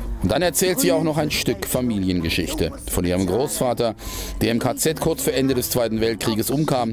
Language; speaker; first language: German; native; German